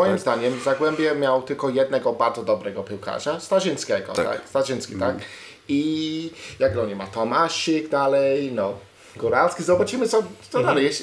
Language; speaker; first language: Polish; non-native, learner; English